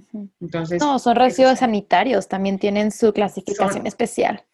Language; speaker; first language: Spanish; native; Spanish